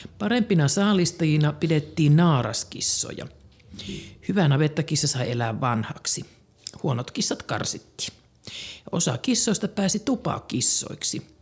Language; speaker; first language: Finnish; native; Finnish